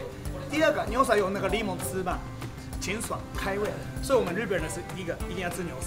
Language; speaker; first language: Chinese; non-native, fluent; Japanese